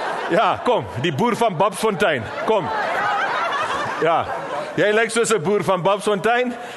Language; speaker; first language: Afrikaans; non-native, local second language; English